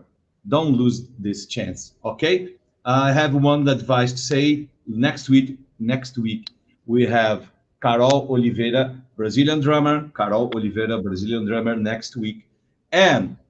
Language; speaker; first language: English; non-native, learner; Portuguese